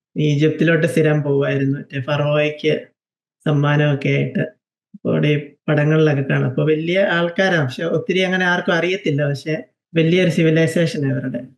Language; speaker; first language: Malayalam; native; Malayalam